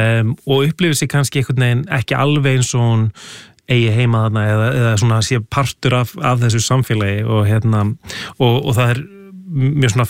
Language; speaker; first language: Icelandic; native; Icelandic